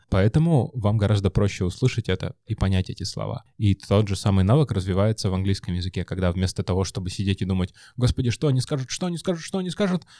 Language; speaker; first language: Russian; native; Russian